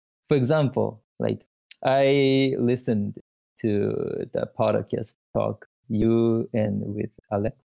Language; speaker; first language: English; non-native, learner; Japanese